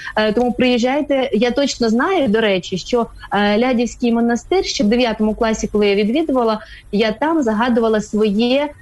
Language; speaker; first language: Ukrainian; native; Ukrainian